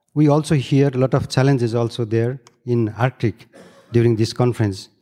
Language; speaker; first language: English; non-native, local second language; Nepali